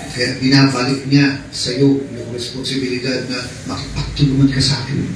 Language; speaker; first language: Filipino; native; Filipino